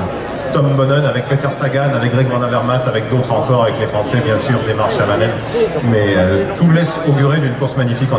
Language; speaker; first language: French; native; French